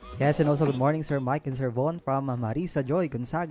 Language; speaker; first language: English; non-native, local second language; Filipino